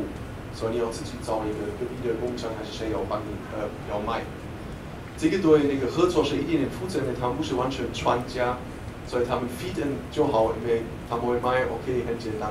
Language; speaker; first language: Chinese; non-native, fluent; German